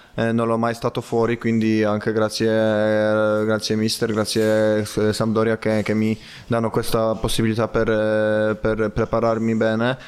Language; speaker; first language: Italian; non-native, fluent; Polish